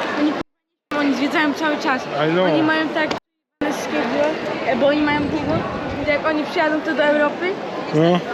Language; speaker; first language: Polish; early bilingual, heritage; Polish